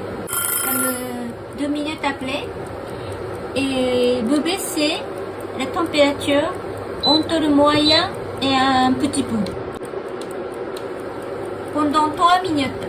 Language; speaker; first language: French; non-native, learner; Japanese